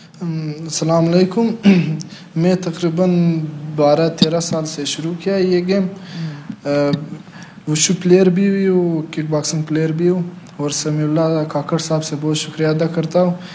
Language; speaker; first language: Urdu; non-native, local second language; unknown